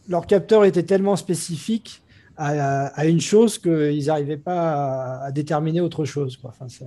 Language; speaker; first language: French; native; French